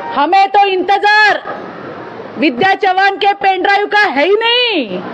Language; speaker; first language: Hindi; non-native, local second language; Marathi